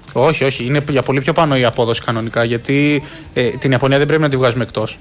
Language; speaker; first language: Greek; native; Greek